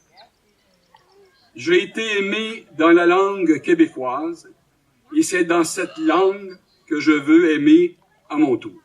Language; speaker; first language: French; native; French